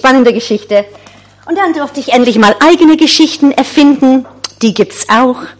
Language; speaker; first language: German; non-native, fluent; English